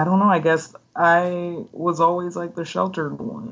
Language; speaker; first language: English; non-native, fluent; Spanish